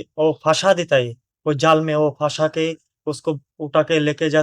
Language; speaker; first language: Hindi; non-native, learner; Bangla